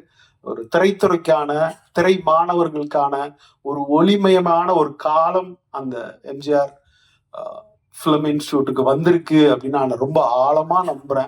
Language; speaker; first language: Tamil; native; Tamil